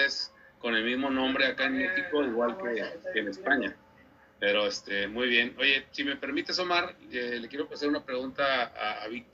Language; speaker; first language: Spanish; native; Spanish